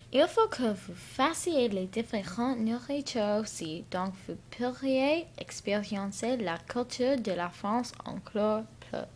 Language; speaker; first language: French; non-native, learner; English